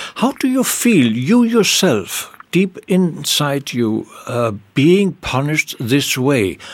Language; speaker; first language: English; non-native, fluent; Danish